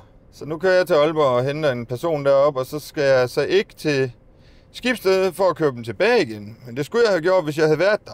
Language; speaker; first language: Danish; native; Danish